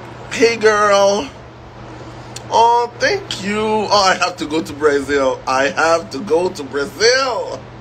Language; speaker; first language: English; non-native, fluent; French